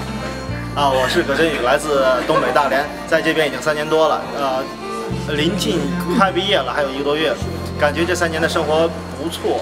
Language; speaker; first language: Chinese; native; Chinese